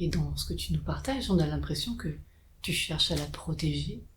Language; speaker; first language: French; native; French